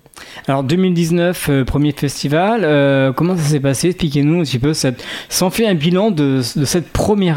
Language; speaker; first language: French; native; French